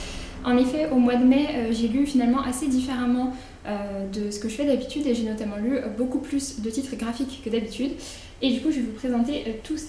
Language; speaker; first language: French; native; French